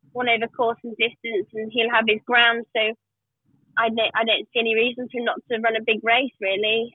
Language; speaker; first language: English; native; English